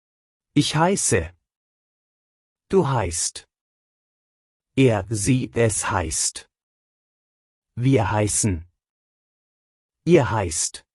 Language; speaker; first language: German; non-native, fluent; Persian